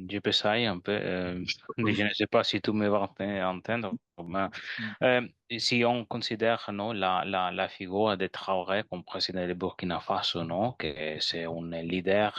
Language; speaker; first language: French; non-native, learner; Spanish